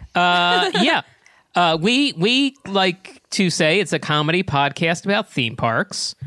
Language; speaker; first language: English; native; English